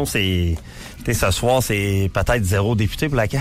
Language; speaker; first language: French; native; French